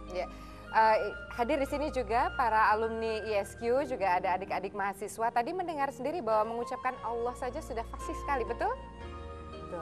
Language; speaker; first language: Indonesian; native; Indonesian